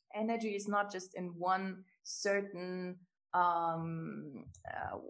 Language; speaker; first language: English; non-native, fluent; German